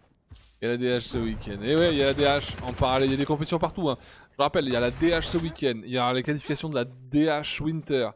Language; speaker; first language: French; native; French